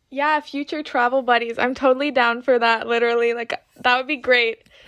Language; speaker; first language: English; native; English